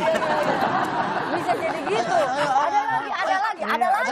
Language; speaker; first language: Indonesian; native; Indonesian